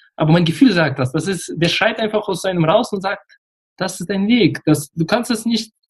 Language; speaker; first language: German; early bilingual, other home language; Russian